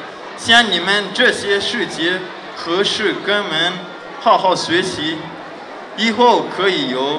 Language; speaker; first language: Chinese; non-native, fluent; Malagasy